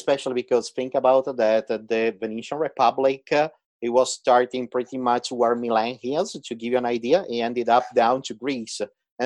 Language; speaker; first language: English; non-native, fluent; Italian